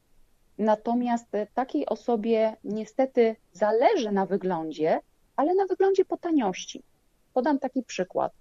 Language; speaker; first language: Polish; native; Polish